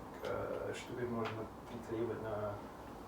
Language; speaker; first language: Russian; non-native, fluent; English